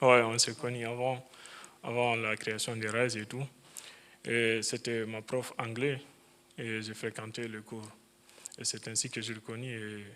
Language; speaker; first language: French; non-native, fluent; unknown